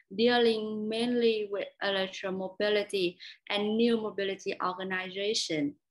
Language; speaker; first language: English; non-native, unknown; Vietnamese